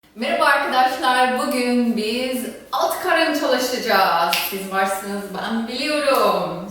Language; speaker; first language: Turkish; non-native, fluent; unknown